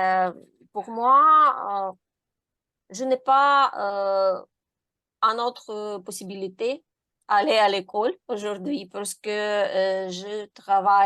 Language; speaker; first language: French; non-native, learner; Ukrainian